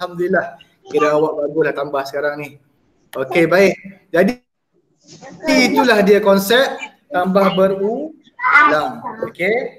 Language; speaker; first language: Malay; native; Malay